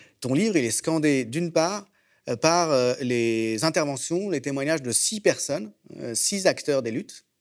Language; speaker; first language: French; native; French